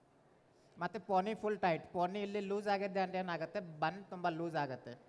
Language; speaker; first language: Kannada; non-native, learner; Bangla